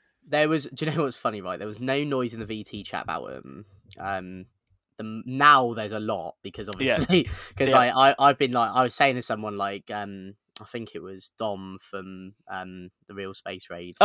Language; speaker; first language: English; native; English